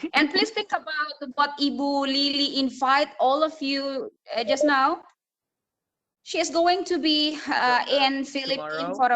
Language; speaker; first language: English; non-native, fluent; Indonesian